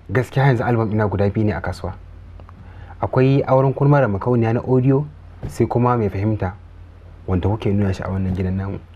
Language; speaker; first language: Hausa; native; Hausa